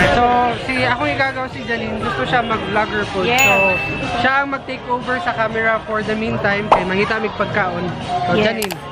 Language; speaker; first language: Filipino; non-native, local second language; Cebuano